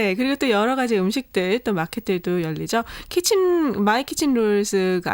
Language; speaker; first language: Korean; native; Korean